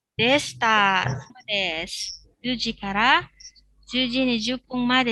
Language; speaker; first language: Japanese; non-native, fluent; Indonesian